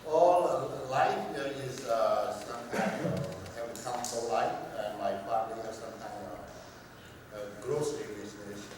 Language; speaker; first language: English; non-native, learner; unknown